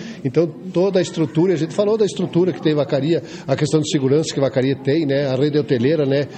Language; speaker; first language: Portuguese; native; Portuguese